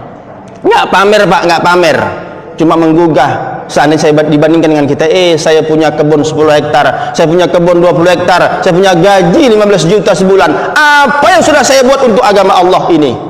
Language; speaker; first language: Indonesian; native; Indonesian